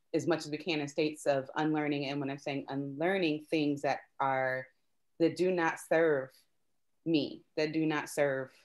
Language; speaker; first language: English; native; English